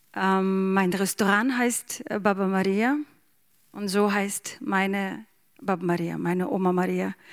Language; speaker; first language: German; non-native, fluent; Ukrainian